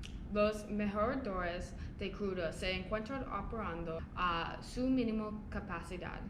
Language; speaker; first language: Spanish; non-native, learner; English